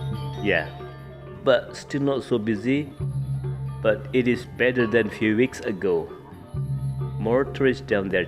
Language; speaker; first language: English; non-native, learner; Indonesian